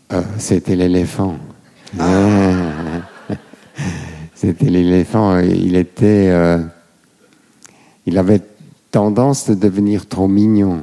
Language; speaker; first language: French; non-native, fluent; German